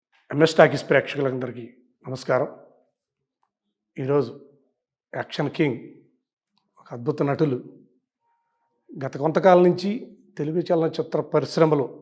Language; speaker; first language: Telugu; native; Telugu